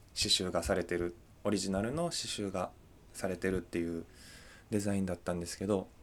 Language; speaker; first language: Japanese; native; Japanese